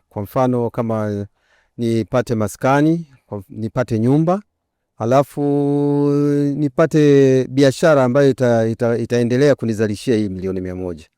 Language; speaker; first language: Swahili; native; Swahili